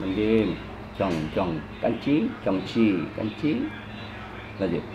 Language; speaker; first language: Vietnamese; non-native, fluent; Korean